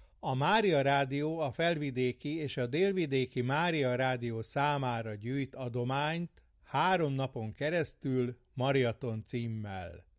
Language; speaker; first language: Hungarian; native; Hungarian